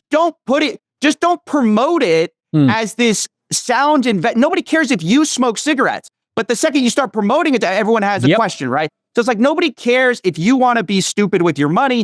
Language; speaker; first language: English; native; English